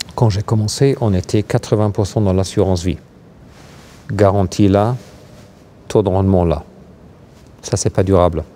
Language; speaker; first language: French; non-native, fluent; German